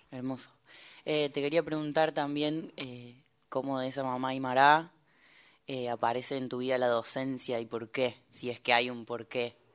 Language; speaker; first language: Spanish; native; Spanish